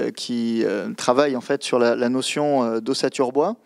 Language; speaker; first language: French; native; French